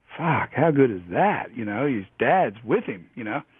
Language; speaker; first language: English; native; English